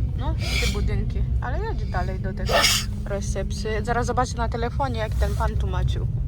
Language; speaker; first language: Polish; non-native, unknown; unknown